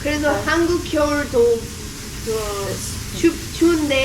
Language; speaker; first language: Korean; non-native, learner; English